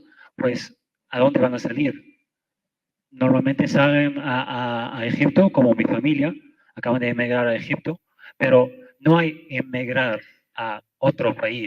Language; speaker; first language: Spanish; non-native, fluent; Arabic